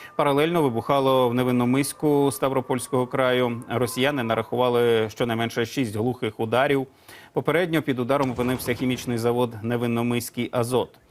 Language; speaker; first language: Ukrainian; native; Ukrainian